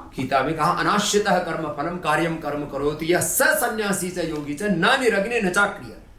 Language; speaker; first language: Hindi; native; Hindi